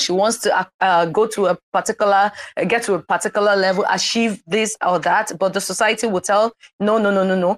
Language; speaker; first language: English; non-native, local second language; Igbo